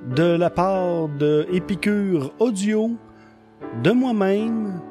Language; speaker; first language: French; native; French